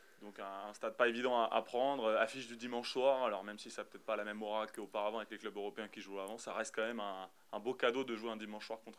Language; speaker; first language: French; native; French